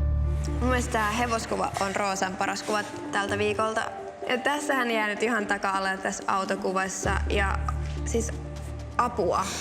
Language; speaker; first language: Finnish; native; Finnish